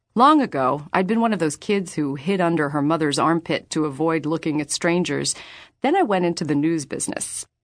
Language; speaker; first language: English; native; English